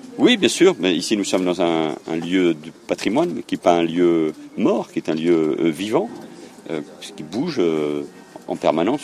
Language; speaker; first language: French; native; French